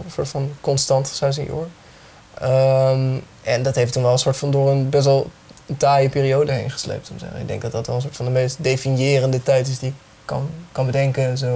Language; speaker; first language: Dutch; native; Dutch